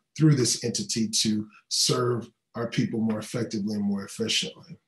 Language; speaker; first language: English; native; English